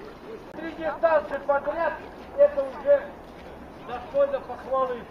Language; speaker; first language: Russian; native; Russian